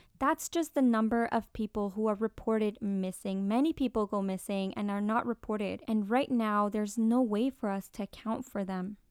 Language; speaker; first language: English; early bilingual, other home language; Spanish